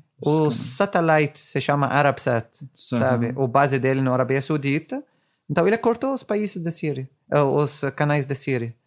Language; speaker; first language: Portuguese; non-native, fluent; Arabic